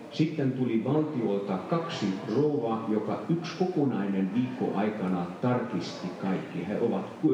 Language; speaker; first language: Finnish; non-native, fluent; Hungarian